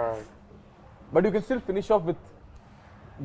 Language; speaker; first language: Telugu; native; Telugu